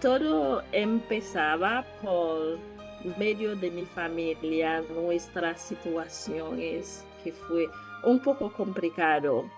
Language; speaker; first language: Spanish; non-native, learner; Haitian Creole